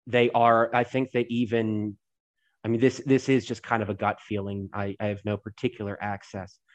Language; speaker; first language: English; native; English